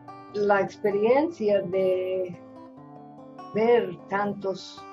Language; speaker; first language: Spanish; non-native, fluent; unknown